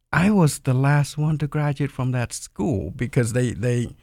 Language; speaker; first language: English; non-native, fluent; Khmer